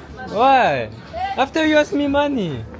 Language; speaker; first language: English; non-native, learner; French